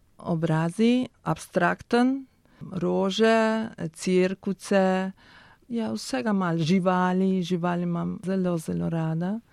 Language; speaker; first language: Slovenian; early bilingual, heritage; Spanish